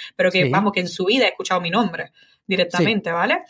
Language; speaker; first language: Spanish; native; Spanish